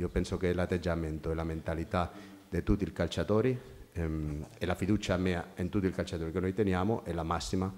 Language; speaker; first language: Italian; non-native, fluent; Spanish